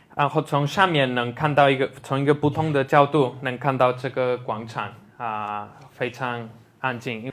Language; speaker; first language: Chinese; non-native, fluent; Spanish